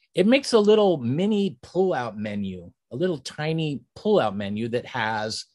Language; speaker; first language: English; native; English